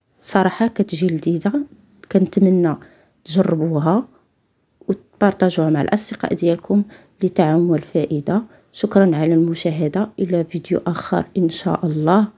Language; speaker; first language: Arabic; native; Arabic